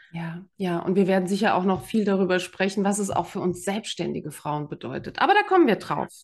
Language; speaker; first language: German; native; German